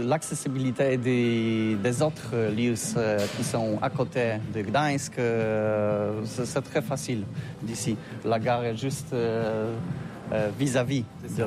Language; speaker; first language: French; non-native, learner; Polish